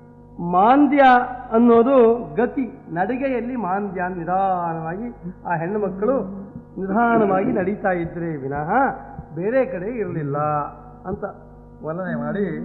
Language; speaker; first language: Kannada; native; Kannada